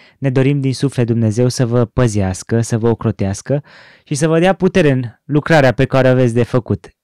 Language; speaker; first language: Romanian; native; Romanian